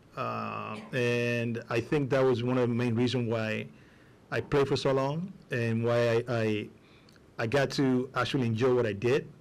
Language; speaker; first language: English; non-native, fluent; Spanish